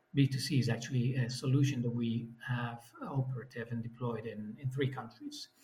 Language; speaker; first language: English; non-native, fluent; Italian